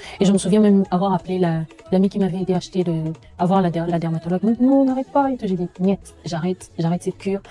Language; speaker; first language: French; non-native, local second language; Lingala